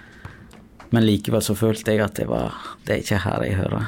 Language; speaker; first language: Norwegian; non-native, fluent; Tamil